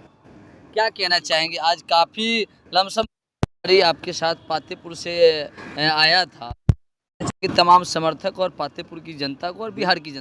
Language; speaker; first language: Hindi; native; Hindi